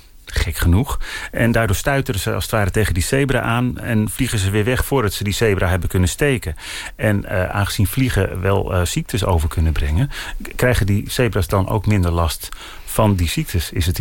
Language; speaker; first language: Dutch; native; Dutch